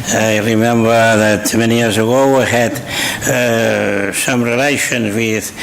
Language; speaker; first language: English; non-native, fluent; Catalan